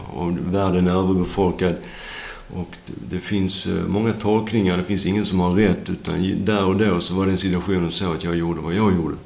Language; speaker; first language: Swedish; native; Swedish